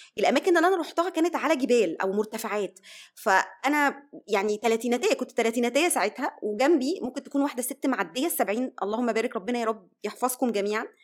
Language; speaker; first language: Arabic; native; Arabic